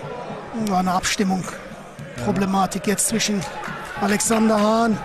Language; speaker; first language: German; native; German